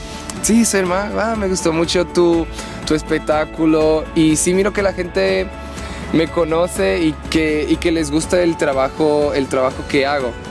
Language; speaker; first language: Spanish; non-native, fluent; Portuguese